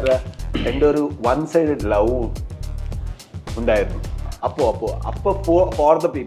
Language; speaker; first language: Malayalam; non-native, learner; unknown